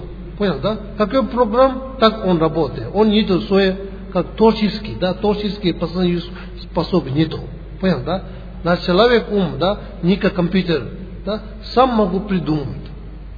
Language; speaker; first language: Russian; non-native, learner; Tibetan